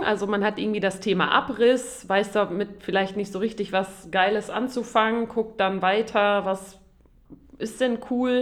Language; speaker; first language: German; native; German